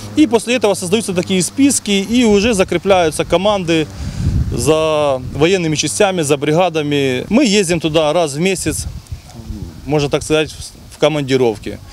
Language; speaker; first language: Russian; native; Russian